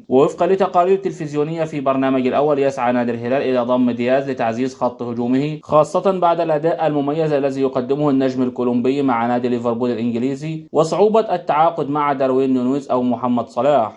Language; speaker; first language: Arabic; native; Arabic